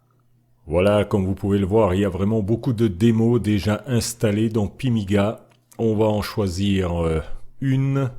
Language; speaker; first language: French; native; French